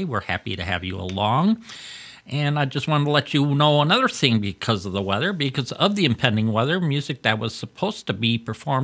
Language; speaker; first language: English; native; English